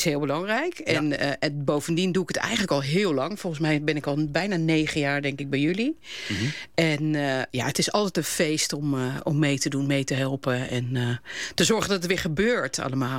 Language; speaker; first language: Dutch; native; Dutch